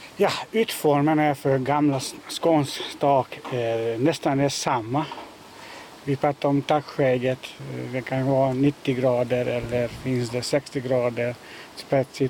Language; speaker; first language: Swedish; non-native, fluent; Hungarian